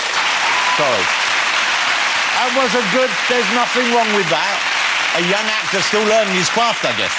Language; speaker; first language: English; native; English